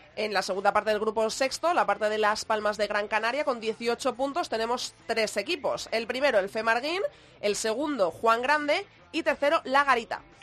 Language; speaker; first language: Spanish; native; Spanish